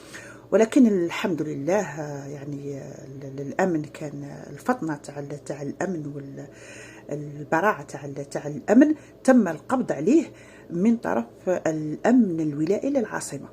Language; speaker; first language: Arabic; native; Arabic